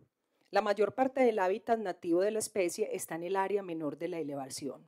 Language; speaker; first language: Spanish; native; Spanish